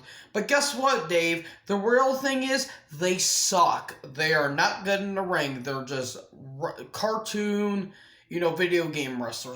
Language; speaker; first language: English; native; English